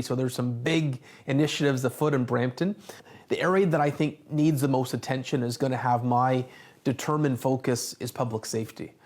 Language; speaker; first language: English; native; English